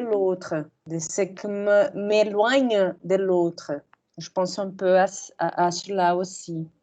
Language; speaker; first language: French; non-native, fluent; Portuguese